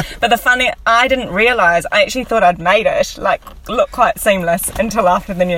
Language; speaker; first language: English; native; English